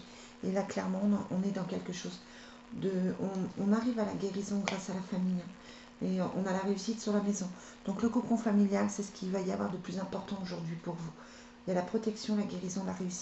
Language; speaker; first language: French; native; French